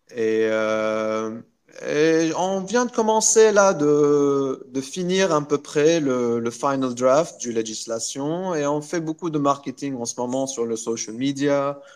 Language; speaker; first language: French; non-native, local second language; Arabic